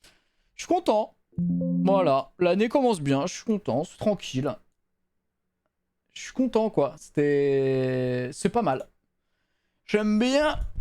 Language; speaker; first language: French; native; French